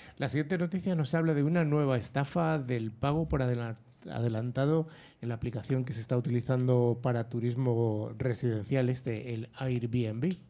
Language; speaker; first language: Spanish; native; Spanish